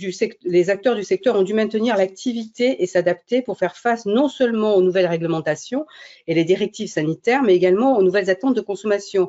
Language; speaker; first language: French; native; French